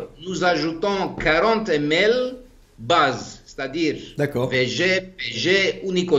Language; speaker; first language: French; non-native, fluent; Greek